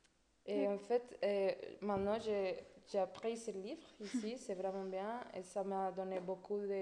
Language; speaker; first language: French; non-native, fluent; Spanish